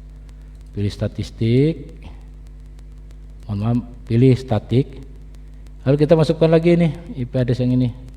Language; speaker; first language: Indonesian; native; Indonesian